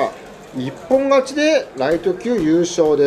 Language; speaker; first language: Japanese; native; Japanese